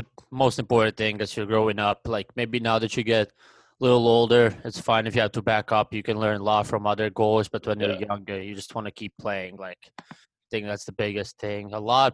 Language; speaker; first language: English; non-native, fluent; Latvian